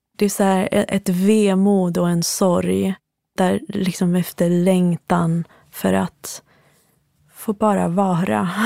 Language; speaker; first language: Swedish; early bilingual, other home language; Central Kurdish